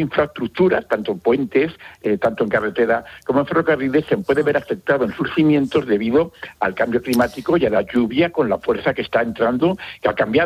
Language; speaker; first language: Spanish; native; Spanish